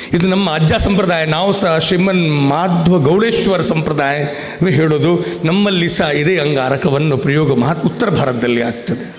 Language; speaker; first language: Kannada; non-native, fluent; Hindi